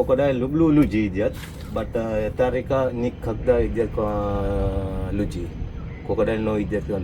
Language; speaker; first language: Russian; non-native, learner; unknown